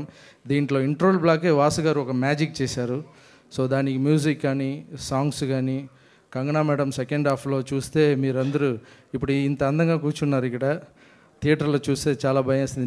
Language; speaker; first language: Telugu; non-native, fluent; Tamil